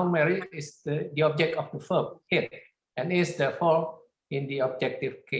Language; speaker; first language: English; non-native, fluent; Indonesian